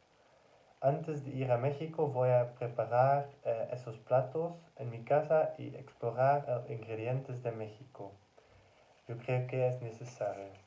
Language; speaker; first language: Spanish; non-native, learner; Dutch